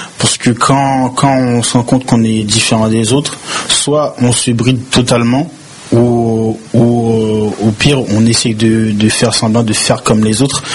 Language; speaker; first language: French; early bilingual, other home language; Haitian Creole